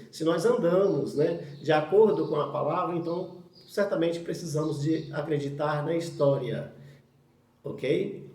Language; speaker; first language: Portuguese; native; Portuguese